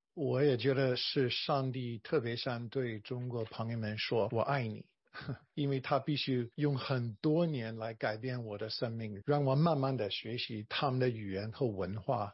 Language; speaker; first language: Chinese; non-native, fluent; English